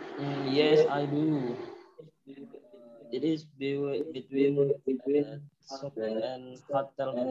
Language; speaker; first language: English; non-native, learner; Indonesian